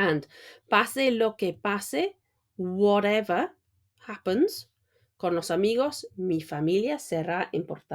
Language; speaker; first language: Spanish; non-native, fluent; English